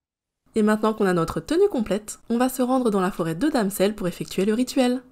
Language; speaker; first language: French; native; French